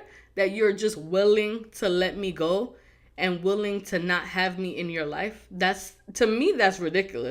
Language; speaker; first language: English; native; English